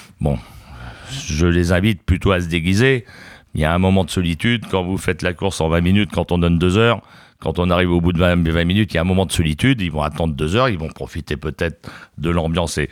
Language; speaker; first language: French; native; French